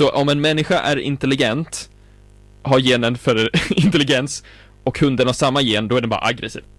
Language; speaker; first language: Swedish; native; Swedish